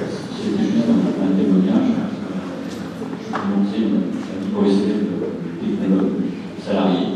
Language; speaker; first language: French; native; French